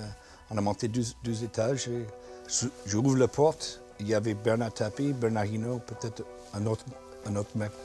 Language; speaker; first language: French; non-native, fluent; English